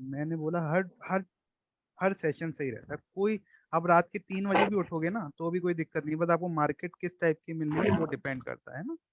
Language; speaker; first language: Hindi; native; Hindi